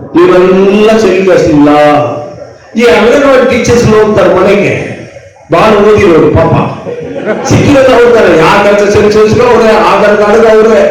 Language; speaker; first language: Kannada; non-native, local second language; Tamil